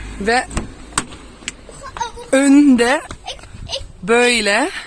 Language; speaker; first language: Turkish; non-native, fluent; Dutch